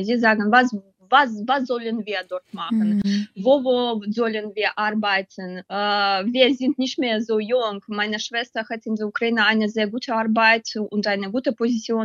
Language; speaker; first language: German; non-native, learner; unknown